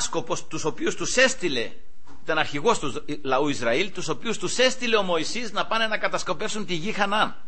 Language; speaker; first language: Greek; native; Greek